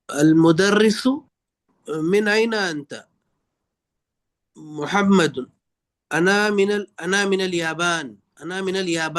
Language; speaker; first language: Arabic; non-native, learner; Urdu